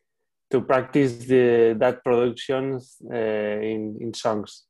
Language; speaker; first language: English; non-native, learner; Spanish